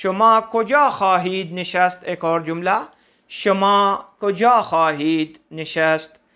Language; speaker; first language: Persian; non-native, fluent; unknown